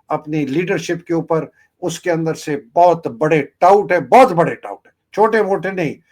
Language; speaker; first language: Urdu; native; Urdu